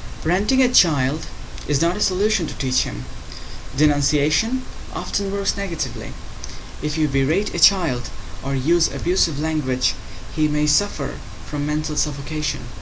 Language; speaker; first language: English; non-native, local second language; Bangla